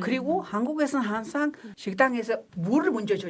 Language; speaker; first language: Korean; non-native, fluent; Mongolian